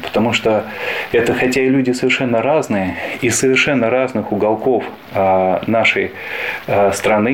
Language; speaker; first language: Russian; native; Russian